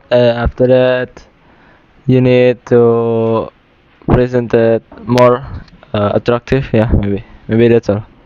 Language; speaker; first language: English; non-native, learner; Indonesian